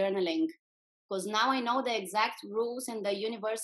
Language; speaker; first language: English; non-native, fluent; Bulgarian